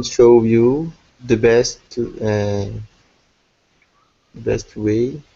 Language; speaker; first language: English; non-native, learner; Portuguese